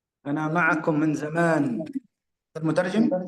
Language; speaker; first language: Arabic; native; Arabic